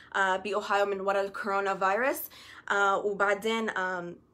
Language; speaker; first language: Arabic; early bilingual, other home language; English